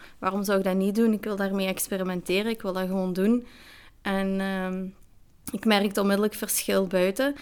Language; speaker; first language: Dutch; early bilingual, other home language; Arabic